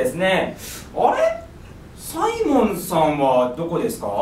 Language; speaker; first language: Japanese; non-native, learner; Cantonese